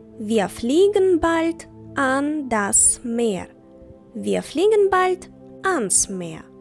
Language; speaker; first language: German; non-native, fluent; Ukrainian